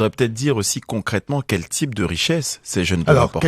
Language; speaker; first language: French; native; French